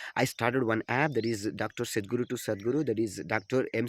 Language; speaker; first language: English; non-native, local second language; Telugu